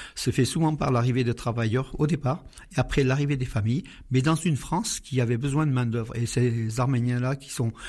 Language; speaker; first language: French; non-native, fluent; Armenian